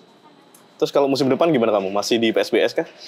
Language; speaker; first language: Indonesian; native; Indonesian